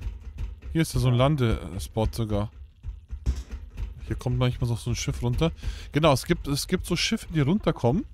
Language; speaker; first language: German; native; German